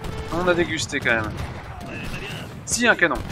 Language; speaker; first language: French; native; French